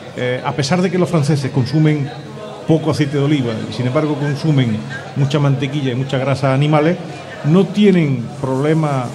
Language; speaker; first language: Spanish; native; Spanish